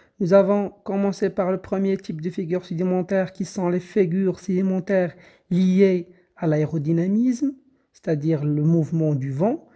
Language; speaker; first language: French; non-native, local second language; Arabic